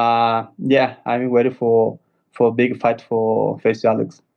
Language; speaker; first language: English; non-native, learner; Portuguese